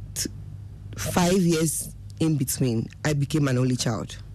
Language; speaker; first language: English; non-native, local second language; Akan